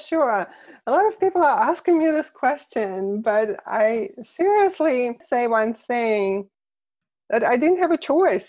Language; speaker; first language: English; non-native, fluent; Russian